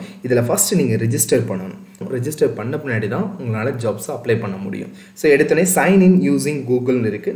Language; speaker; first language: Tamil; native; Tamil